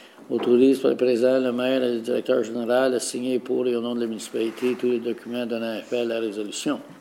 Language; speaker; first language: French; native; French